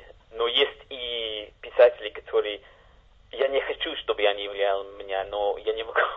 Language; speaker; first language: Russian; non-native, fluent; English